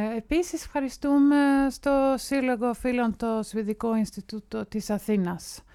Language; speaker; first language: Greek; non-native, fluent; Swedish